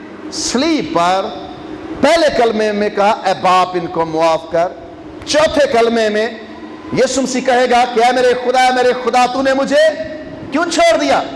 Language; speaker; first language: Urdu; non-native, local second language; Punjabi